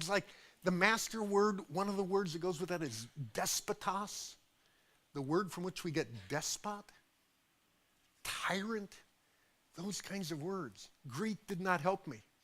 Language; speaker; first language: English; native; English